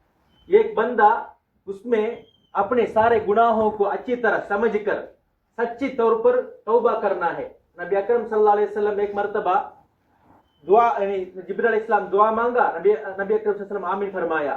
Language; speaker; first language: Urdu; non-native, local second language; Tamil